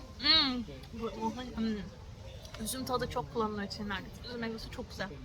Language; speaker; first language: Turkish; native; Turkish